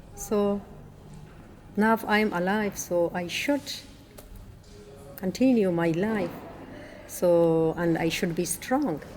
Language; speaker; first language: English; non-native, learner; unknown